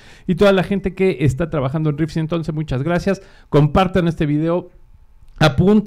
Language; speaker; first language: Spanish; native; Spanish